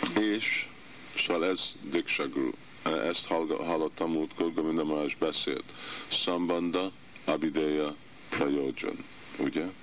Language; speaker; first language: Hungarian; early bilingual, heritage; Hungarian